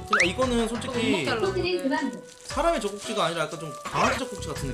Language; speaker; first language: Korean; native; Korean